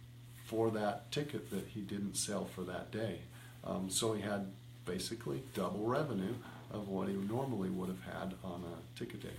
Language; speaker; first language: English; native; English